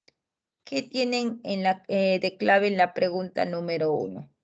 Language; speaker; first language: Spanish; native; Spanish